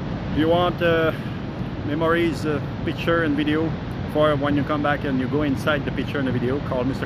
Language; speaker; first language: English; non-native, learner; French